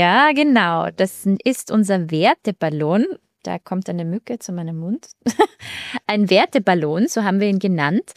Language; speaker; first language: German; native; German